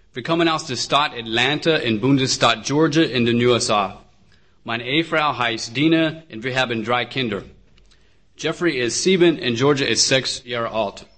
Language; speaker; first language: German; non-native, learner; English